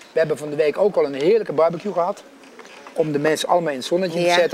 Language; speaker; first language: Dutch; native; Dutch